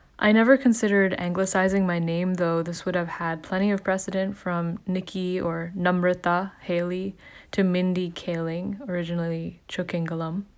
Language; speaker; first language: English; early bilingual, other home language; Hindi